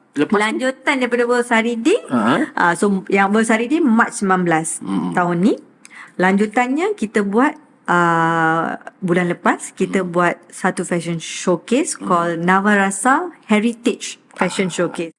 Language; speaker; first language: Malay; non-native, local second language; Tamil